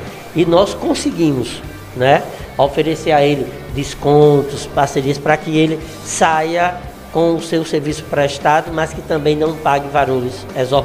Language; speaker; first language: Portuguese; native; Portuguese